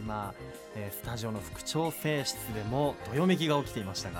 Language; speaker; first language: Japanese; native; Japanese